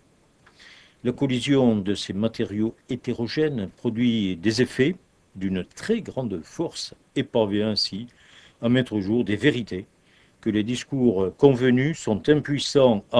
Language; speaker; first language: French; native; French